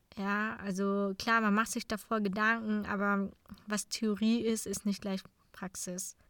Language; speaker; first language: German; non-native, fluent; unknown